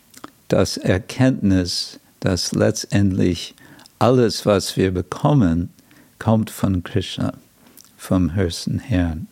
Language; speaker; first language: German; non-native, fluent; English